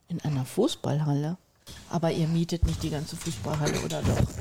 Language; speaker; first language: German; native; German